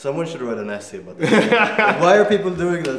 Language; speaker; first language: English; non-native, fluent; Danish